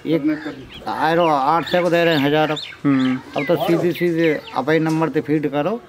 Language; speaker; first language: Hindi; native; Hindi